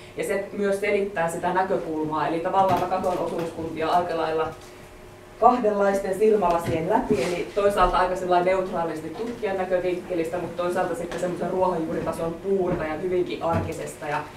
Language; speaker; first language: Finnish; native; Finnish